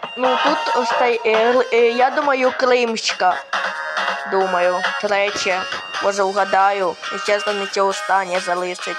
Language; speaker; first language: Ukrainian; non-native, local second language; Russian